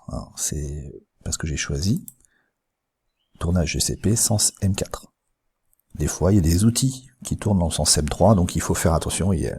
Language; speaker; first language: French; native; French